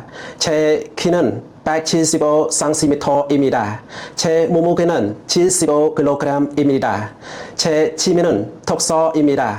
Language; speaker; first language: Korean; non-native, learner; Khmer